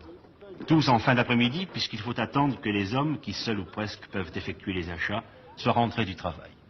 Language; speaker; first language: French; native; French